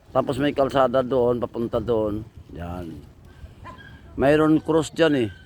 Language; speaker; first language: Filipino; native; Filipino